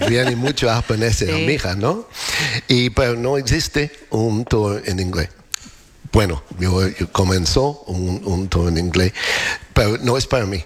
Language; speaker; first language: Spanish; non-native, learner; English